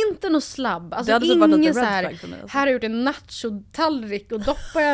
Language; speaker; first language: Swedish; native; Swedish